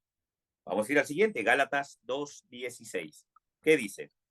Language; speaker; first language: Spanish; native; Spanish